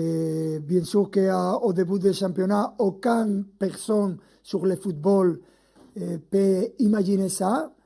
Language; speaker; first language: French; non-native, fluent; Spanish